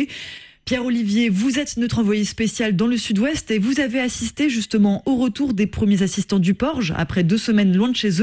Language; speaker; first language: French; native; French